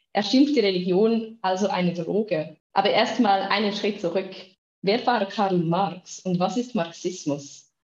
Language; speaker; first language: German; native; German